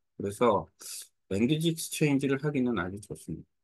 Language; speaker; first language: Korean; native; Korean